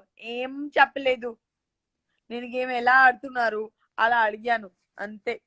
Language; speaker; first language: Telugu; non-native, local second language; Gujarati